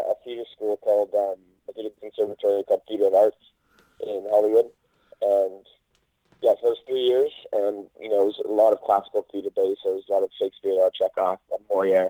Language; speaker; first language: English; native; English